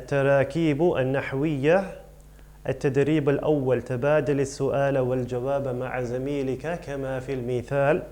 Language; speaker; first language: Arabic; non-native, fluent; English